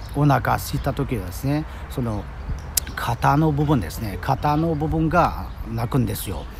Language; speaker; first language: Japanese; non-native, fluent; Chinese